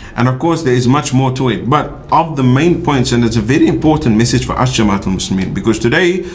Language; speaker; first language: English; native; English